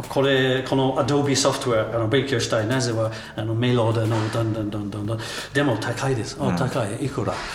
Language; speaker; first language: Japanese; non-native, learner; English